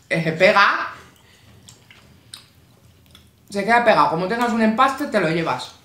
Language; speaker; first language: Spanish; native; Spanish